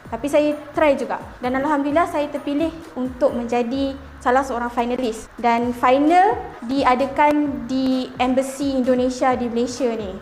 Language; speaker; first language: Malay; native; Malay